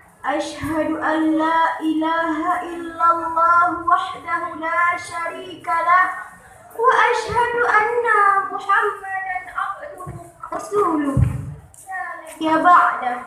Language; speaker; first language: Arabic; non-native, learner; Achinese